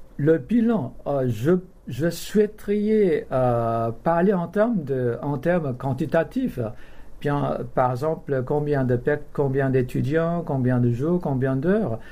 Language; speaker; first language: French; non-native, fluent; Korean